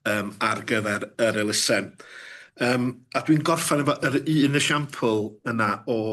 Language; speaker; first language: Welsh; native; Welsh